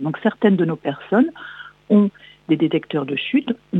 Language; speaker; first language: French; native; French